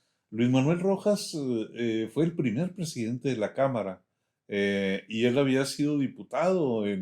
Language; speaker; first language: Spanish; native; Spanish